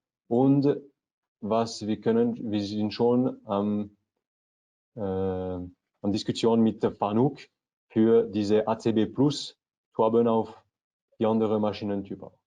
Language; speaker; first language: German; non-native, learner; French